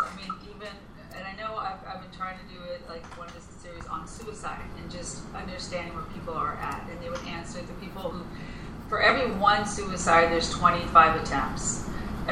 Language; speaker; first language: English; non-native, fluent; Spanish